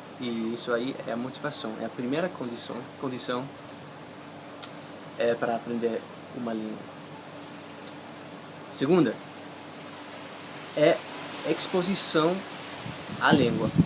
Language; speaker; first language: Portuguese; non-native, fluent; English